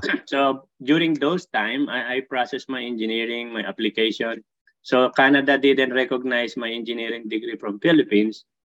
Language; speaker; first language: English; non-native, local second language; Filipino